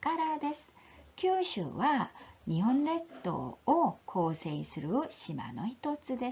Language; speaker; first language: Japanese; non-native, fluent; Korean